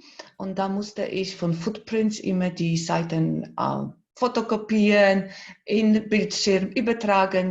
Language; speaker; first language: German; non-native, fluent; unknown